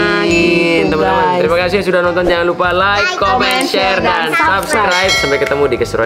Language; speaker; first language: Indonesian; native; Indonesian